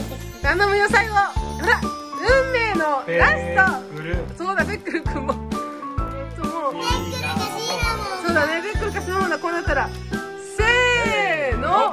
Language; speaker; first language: Japanese; native; Japanese